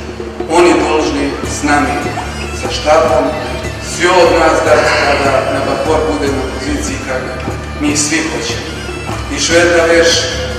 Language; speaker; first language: Russian; non-native, learner; Serbian